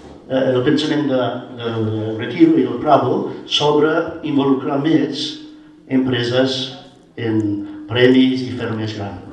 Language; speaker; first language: Catalan; non-native, fluent; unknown